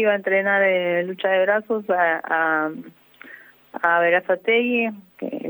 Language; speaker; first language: Spanish; native; Spanish